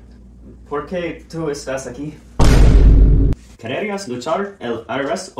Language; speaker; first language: Spanish; non-native, learner; English